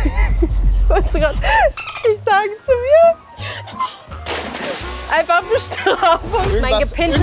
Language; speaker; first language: German; early bilingual, other home language; Turkish